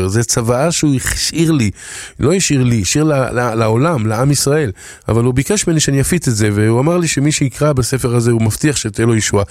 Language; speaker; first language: Hebrew; native; Hebrew